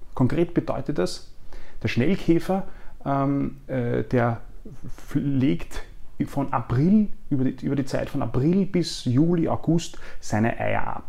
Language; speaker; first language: German; native; German